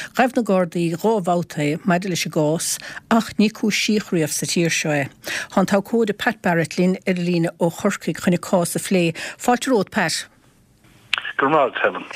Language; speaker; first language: Irish; native; Irish